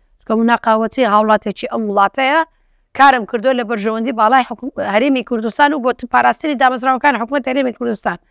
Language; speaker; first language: Central Kurdish; non-native, local second language; Turkish